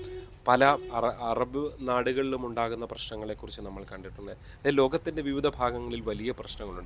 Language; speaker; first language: Malayalam; native; Malayalam